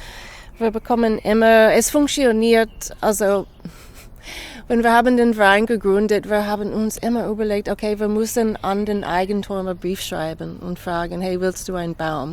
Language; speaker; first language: German; non-native, fluent; English